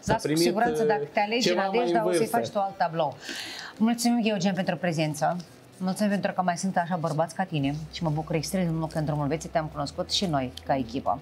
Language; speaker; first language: Romanian; native; Romanian